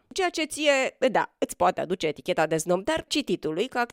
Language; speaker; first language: Romanian; native; Romanian